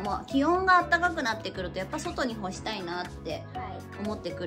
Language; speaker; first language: Japanese; native; Japanese